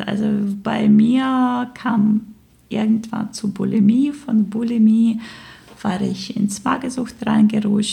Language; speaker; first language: German; non-native, fluent; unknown